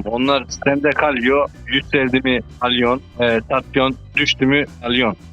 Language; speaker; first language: Turkish; early bilingual, heritage; Turkish